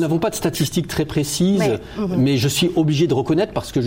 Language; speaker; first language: French; native; French